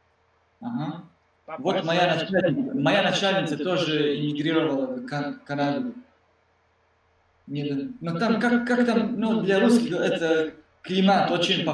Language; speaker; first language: Russian; non-native, learner; Serbian